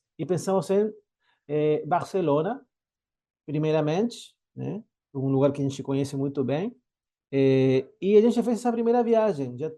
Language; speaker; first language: Portuguese; non-native, fluent; Spanish